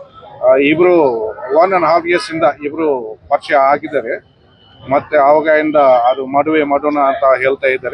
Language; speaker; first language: Kannada; non-native, fluent; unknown